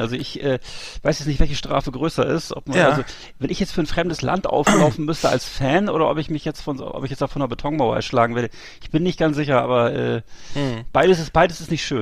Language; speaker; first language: German; native; German